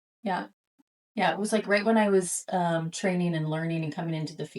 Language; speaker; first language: English; native; English